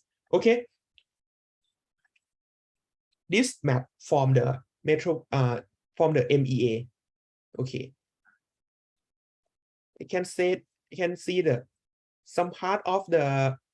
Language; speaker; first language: English; non-native, learner; Thai